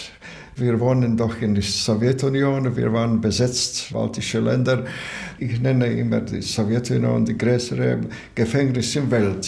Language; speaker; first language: German; non-native, learner; Latvian